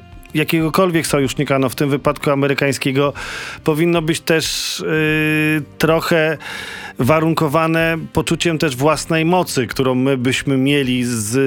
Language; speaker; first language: Polish; native; Polish